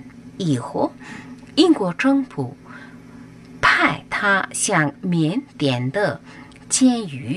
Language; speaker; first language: Chinese; non-native, fluent; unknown